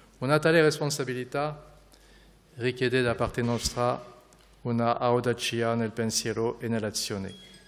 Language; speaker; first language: Italian; non-native, fluent; French